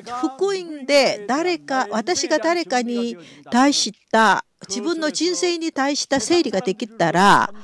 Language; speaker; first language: Japanese; non-native, fluent; Korean